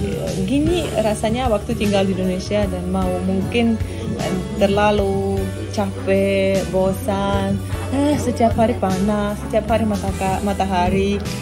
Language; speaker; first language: Indonesian; non-native, fluent; Russian